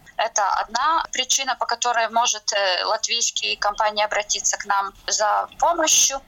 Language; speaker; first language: Russian; non-native, local second language; Latvian